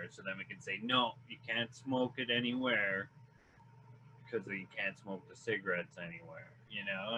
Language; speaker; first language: English; native; English